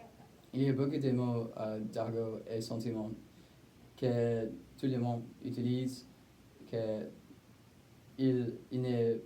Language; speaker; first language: French; non-native, learner; English